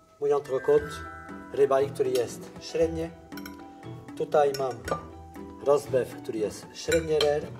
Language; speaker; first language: Polish; non-native, fluent; French